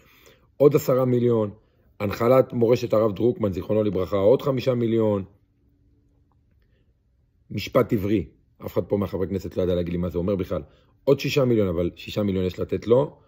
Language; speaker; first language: Hebrew; native; Hebrew